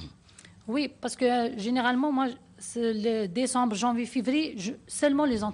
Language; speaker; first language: French; non-native, learner; Arabic